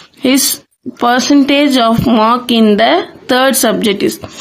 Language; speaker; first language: English; non-native, local second language; Tamil